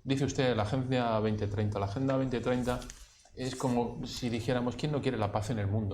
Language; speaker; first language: Spanish; native; Spanish